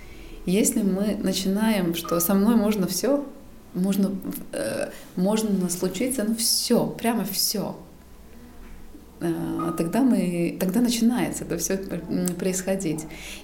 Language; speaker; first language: Russian; non-native, local second language; Latvian